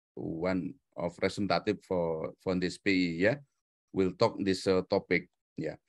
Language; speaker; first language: English; non-native, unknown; Indonesian